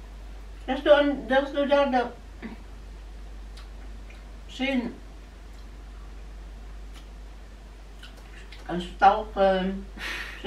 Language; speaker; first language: German; non-native, learner; Filipino